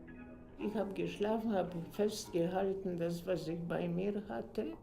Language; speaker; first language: German; non-native, fluent; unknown